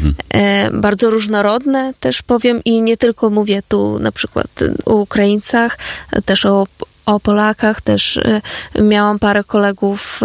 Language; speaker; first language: Polish; non-native, fluent; Ukrainian